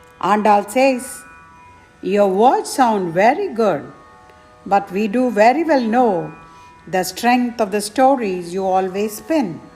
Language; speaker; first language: English; non-native, local second language; Tamil